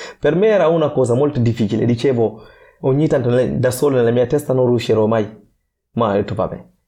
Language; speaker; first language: Italian; non-native, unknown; Fula